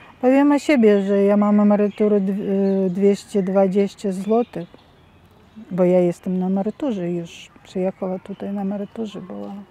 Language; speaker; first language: Polish; non-native, learner; Russian